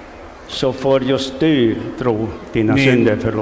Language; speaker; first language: Swedish; non-native, local second language; Finnish